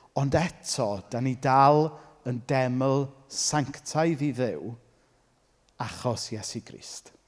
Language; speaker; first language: Welsh; native; Welsh